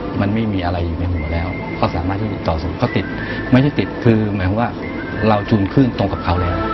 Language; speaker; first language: Thai; native; Thai